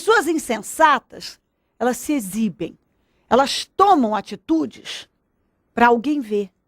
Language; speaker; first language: Portuguese; native; Portuguese